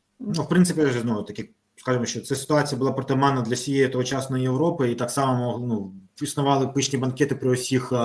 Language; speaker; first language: Ukrainian; native; Ukrainian